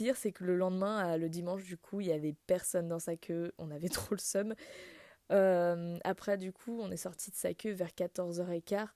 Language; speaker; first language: French; native; French